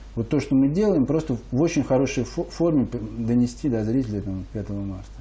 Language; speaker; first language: Russian; native; Russian